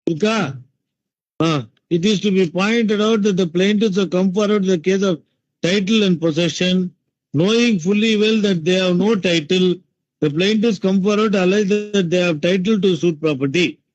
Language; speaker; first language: English; non-native, local second language; Tamil